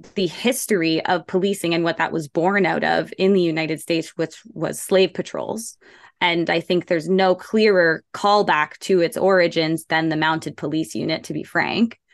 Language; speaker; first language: English; native; English